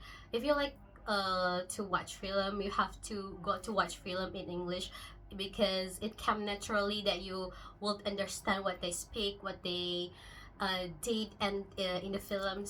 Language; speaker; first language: English; non-native, local second language; Indonesian